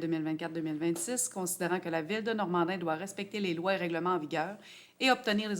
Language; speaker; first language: French; native; French